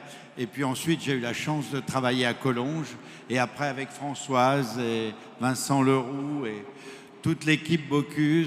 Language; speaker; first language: French; native; French